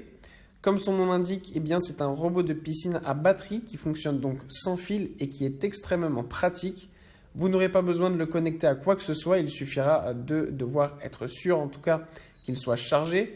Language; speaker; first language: French; native; French